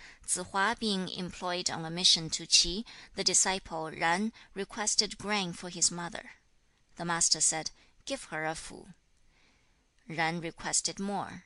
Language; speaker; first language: English; non-native, fluent; Chinese